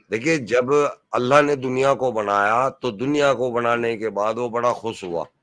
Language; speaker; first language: Urdu; native; Urdu